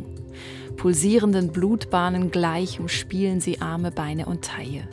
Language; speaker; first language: German; native; German